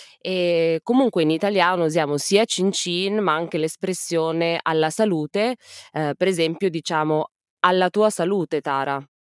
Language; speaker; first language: Italian; native; Italian